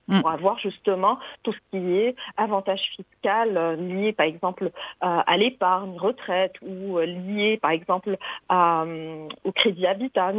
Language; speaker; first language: French; non-native, local second language; Arabic